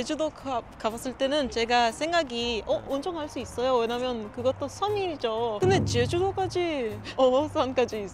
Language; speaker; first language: Korean; non-native, learner; Papiamento